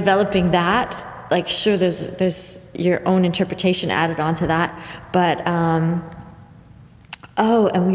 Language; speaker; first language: English; native; English